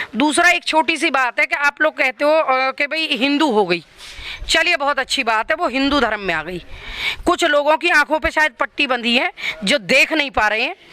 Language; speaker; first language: Hindi; native; Hindi